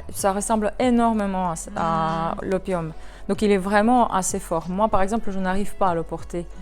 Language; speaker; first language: French; non-native, fluent; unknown